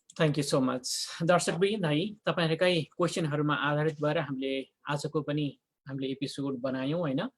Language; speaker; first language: Nepali; native; Nepali